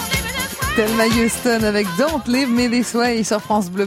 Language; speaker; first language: French; native; French